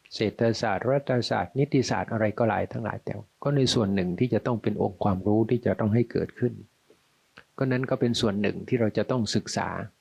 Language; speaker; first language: Thai; native; Thai